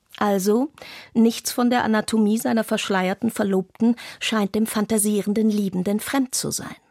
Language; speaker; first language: German; non-native, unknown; Arabic